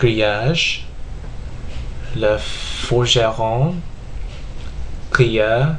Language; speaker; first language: French; non-native, learner; English